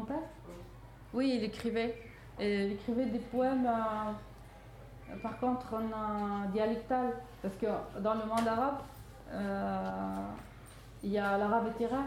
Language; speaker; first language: French; non-native, fluent; Arabic